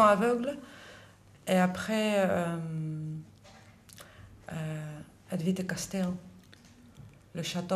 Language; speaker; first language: French; non-native, fluent; Dutch